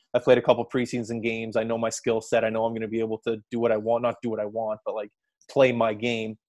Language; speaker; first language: English; native; English